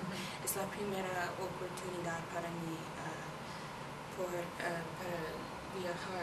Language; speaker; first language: Spanish; non-native, learner; English